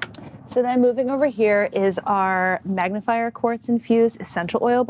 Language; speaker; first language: English; native; English